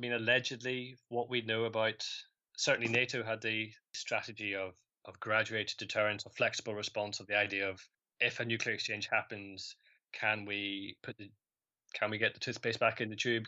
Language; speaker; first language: English; native; English